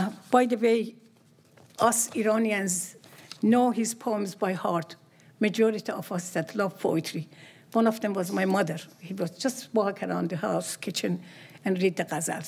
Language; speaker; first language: English; non-native, fluent; Persian